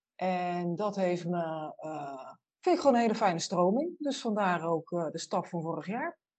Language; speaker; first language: Dutch; native; Dutch